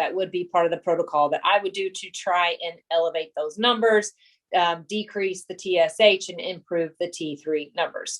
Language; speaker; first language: English; native; English